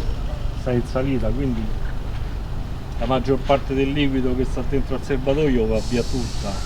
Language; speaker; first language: Italian; native; Italian